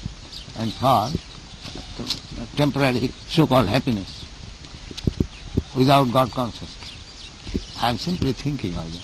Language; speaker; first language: English; non-native, local second language; Bangla